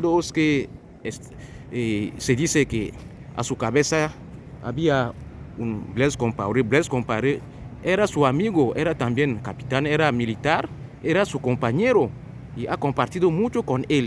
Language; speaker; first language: Spanish; non-native, fluent; French